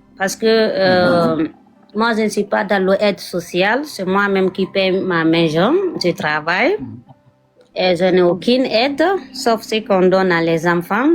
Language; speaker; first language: French; non-native, local second language; Fula